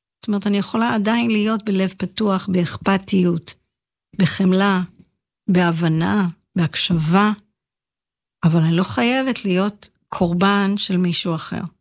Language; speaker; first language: Hebrew; early bilingual, heritage; Hebrew